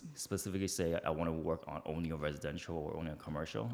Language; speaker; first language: English; early bilingual, other home language; Chinese